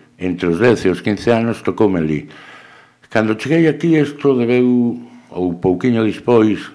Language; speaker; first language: Galician; early bilingual, other home language; Spanish